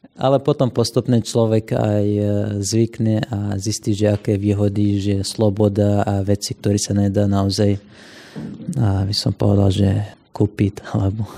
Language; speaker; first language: Slovak; non-native, fluent; Assyrian Neo-Aramaic